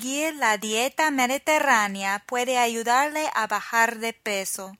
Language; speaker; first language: Spanish; non-native, fluent; English